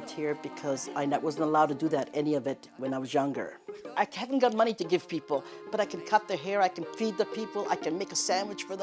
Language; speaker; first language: English; native; English